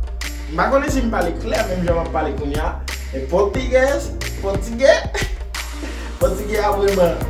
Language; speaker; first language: Spanish; non-native, learner; Haitian Creole